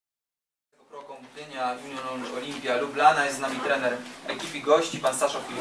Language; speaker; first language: Polish; native; Polish